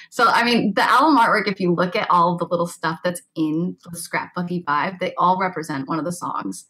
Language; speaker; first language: English; native; English